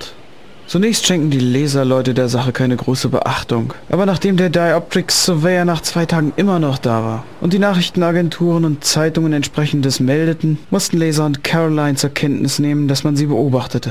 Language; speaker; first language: German; native; German